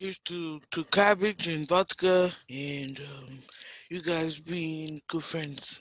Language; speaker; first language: English; native; English